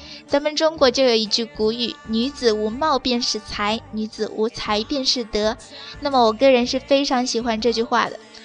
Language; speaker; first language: Chinese; native; Chinese